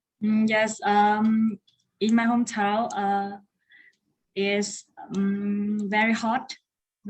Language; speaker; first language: English; non-native, learner; Vietnamese